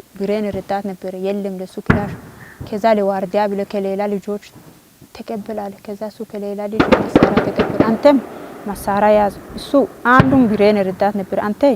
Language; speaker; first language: Amharic; non-native, local second language; Wolaytta